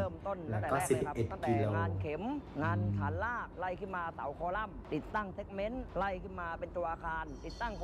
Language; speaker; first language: Thai; native; Thai